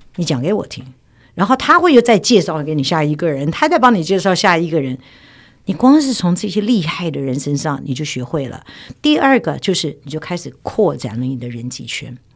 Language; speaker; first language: Chinese; native; Chinese